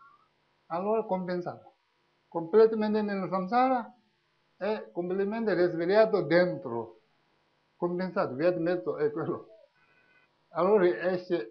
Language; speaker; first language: Italian; non-native, learner; Tibetan